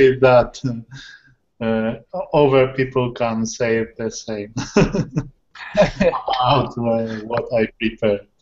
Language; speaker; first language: English; non-native, learner; Polish